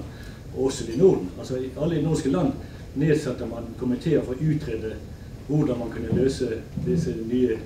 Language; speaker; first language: Norwegian; native; Norwegian